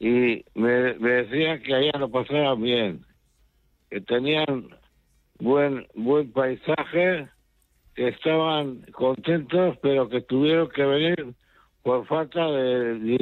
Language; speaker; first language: Spanish; non-native, local second language; Basque